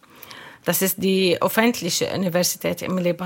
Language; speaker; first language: German; non-native, learner; Arabic